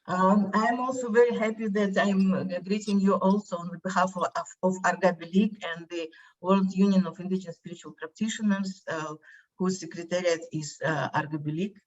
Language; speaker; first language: English; non-native, fluent; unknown